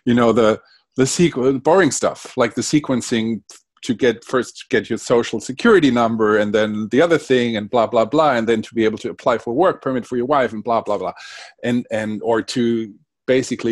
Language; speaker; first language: English; non-native, fluent; Spanish